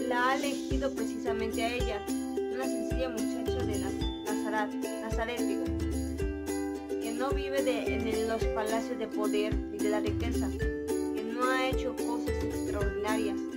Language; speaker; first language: Spanish; native; Spanish